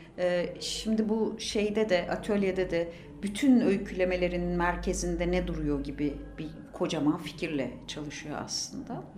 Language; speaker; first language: Turkish; native; Turkish